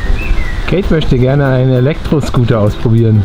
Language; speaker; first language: German; native; German